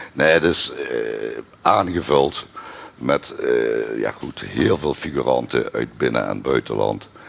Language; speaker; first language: Dutch; native; Dutch